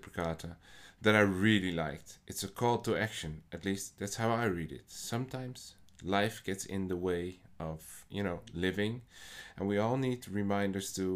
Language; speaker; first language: English; non-native, fluent; Dutch